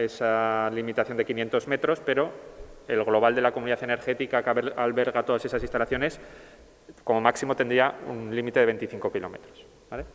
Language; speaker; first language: Spanish; native; Spanish